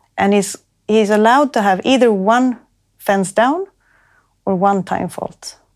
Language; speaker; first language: English; non-native, fluent; Swedish